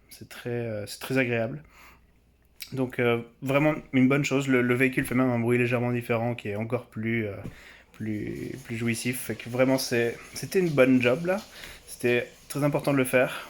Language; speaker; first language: French; native; French